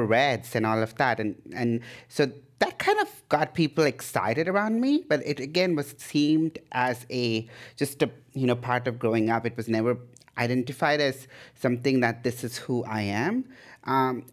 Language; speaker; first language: English; non-native, local second language; Tamil